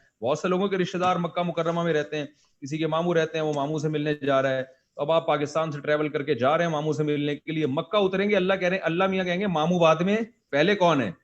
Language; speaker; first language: Urdu; native; Urdu